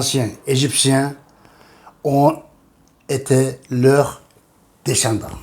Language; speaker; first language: French; non-native, fluent; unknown